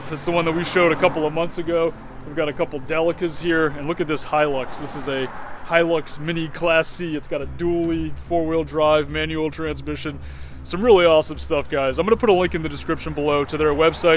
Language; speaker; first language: English; native; English